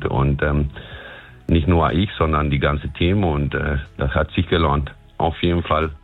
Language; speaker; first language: German; non-native, fluent; Spanish